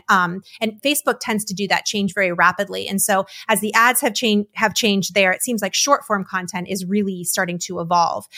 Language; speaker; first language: English; native; English